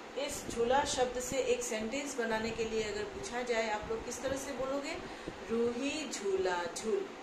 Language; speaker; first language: Hindi; non-native, local second language; Assamese